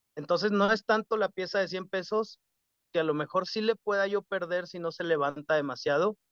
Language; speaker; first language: Spanish; native; Spanish